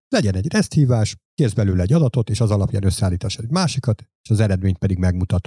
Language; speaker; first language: Hungarian; native; Hungarian